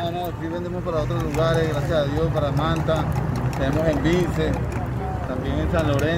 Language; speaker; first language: Spanish; native; Spanish